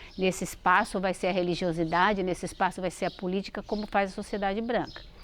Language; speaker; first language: Portuguese; native; Portuguese